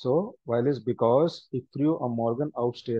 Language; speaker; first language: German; non-native, fluent; Hindi